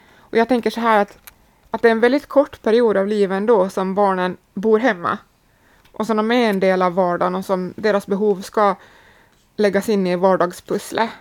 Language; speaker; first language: Swedish; native; Swedish